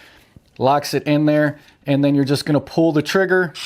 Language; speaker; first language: English; native; English